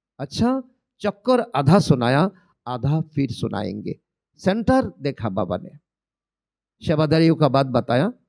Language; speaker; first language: Hindi; non-native, local second language; Bangla